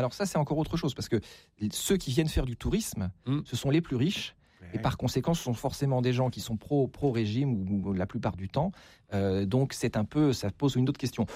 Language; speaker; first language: French; native; French